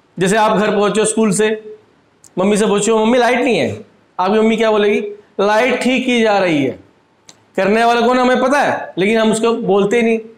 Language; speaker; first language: Hindi; native; Hindi